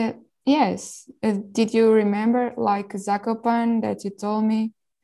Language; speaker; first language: English; non-native, local second language; Portuguese